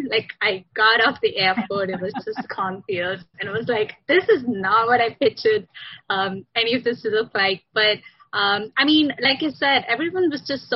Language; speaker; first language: English; non-native, local second language; Sinhala